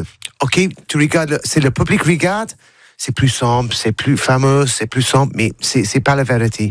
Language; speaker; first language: French; non-native, learner; English